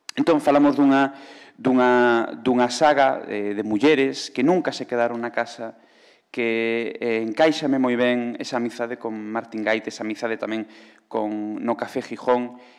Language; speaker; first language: Galician; native; Galician